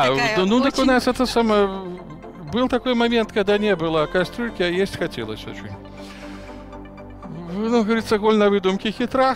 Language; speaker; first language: Russian; native; Russian